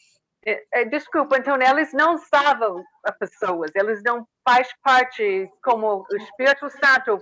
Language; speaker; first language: Portuguese; non-native, learner; English